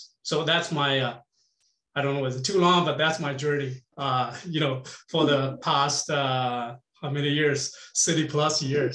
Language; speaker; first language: English; non-native, fluent; Chinese